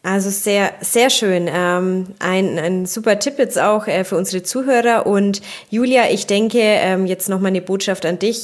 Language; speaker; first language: German; native; German